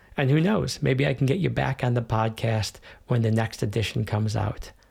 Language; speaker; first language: English; native; English